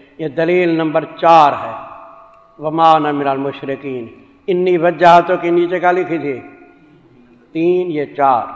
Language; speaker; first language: Urdu; non-native, local second language; Saraiki